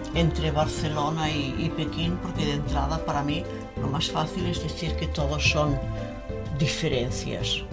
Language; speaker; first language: Spanish; native; Spanish